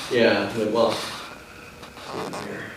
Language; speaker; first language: English; native; English